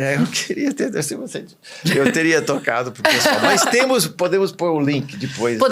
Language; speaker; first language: Portuguese; early bilingual, other home language; English